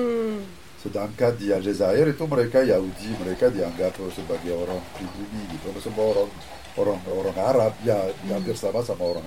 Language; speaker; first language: Indonesian; non-native, fluent; French